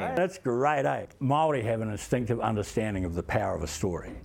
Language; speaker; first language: English; native; English